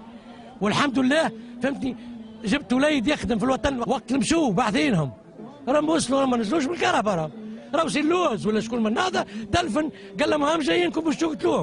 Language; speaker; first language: Arabic; native; Arabic